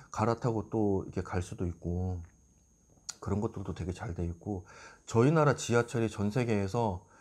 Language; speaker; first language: Korean; native; Korean